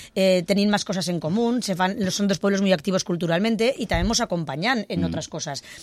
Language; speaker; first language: Spanish; non-native, local second language; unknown